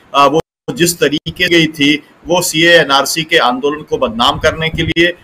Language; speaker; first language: Hindi; native; Hindi